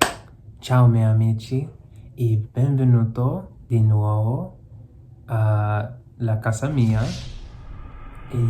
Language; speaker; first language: Italian; non-native, learner; English